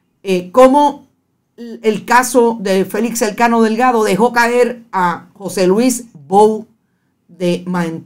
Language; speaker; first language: Spanish; native; Spanish